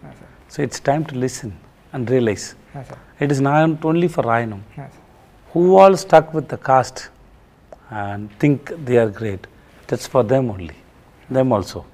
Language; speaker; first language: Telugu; non-native, learner; Tamil